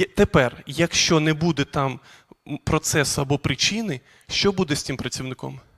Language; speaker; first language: Ukrainian; non-native, local second language; Russian